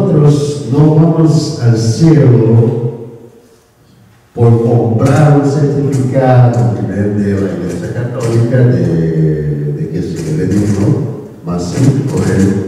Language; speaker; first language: Spanish; non-native, learner; Korean